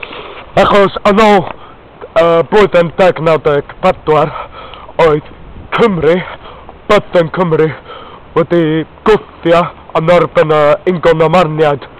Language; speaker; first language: Welsh; non-native, learner; English